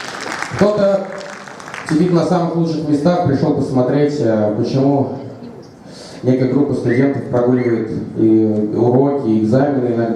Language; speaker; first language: Russian; native; Russian